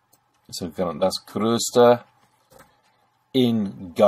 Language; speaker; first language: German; non-native, fluent; English